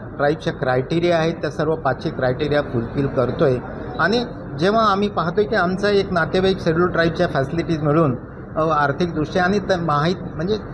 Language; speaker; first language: Marathi; non-native, local second language; Lambadi